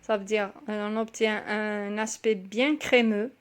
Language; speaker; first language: French; non-native, local second language; Arabic